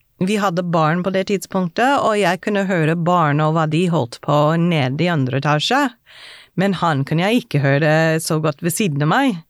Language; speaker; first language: Norwegian; non-native, fluent; English